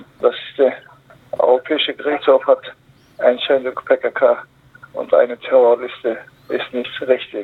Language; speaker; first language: German; non-native, learner; Kurdish